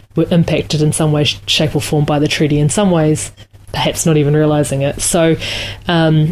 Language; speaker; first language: English; native; English